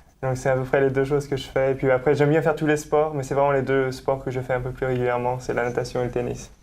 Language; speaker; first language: French; native; French